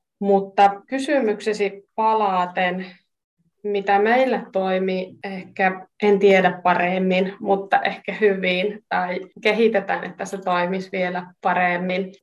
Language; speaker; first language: Finnish; non-native, fluent; Hungarian